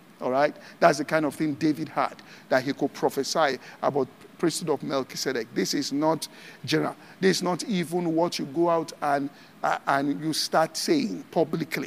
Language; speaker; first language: English; non-native, local second language; Yoruba